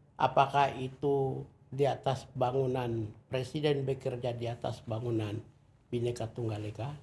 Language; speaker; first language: Indonesian; non-native, local second language; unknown